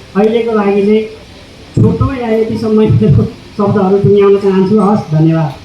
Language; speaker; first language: Nepali; non-native, local second language; Eastern Tamang